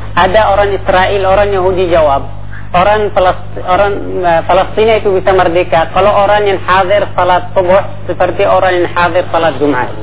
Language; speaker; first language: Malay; non-native, fluent; Arabic